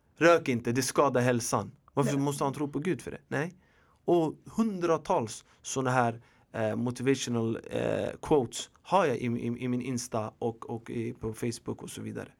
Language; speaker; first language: Swedish; early bilingual, other home language; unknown